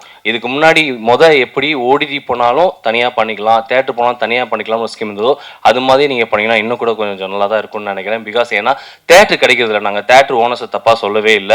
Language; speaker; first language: Tamil; native; Tamil